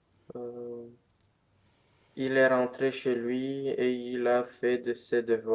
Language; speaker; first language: French; non-native, learner; Romanian